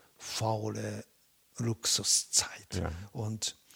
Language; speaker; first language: German; non-native, fluent; Japanese